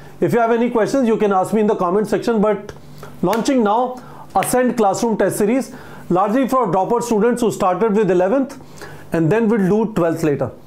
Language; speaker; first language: English; non-native, local second language; Hindi